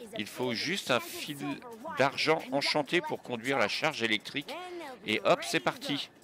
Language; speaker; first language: French; native; French